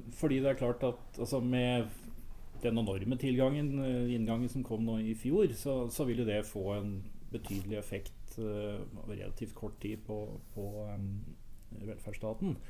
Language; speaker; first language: Norwegian; native; Norwegian